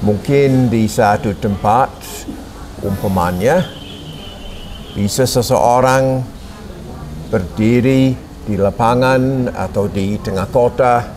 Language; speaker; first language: Indonesian; non-native, fluent; English